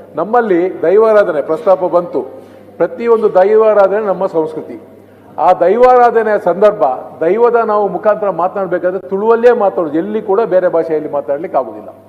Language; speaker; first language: Kannada; non-native, local second language; Tulu